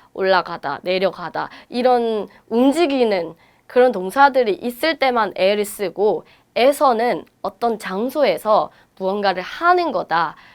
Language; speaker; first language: Korean; non-native, fluent; Burmese